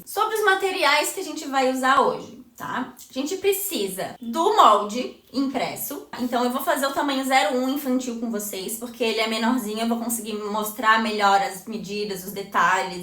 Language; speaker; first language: Portuguese; native; Portuguese